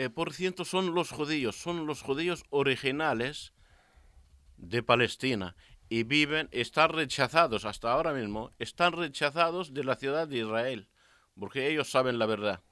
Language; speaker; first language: Spanish; non-native, learner; Arabic